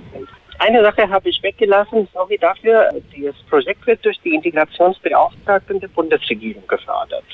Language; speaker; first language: German; non-native, fluent; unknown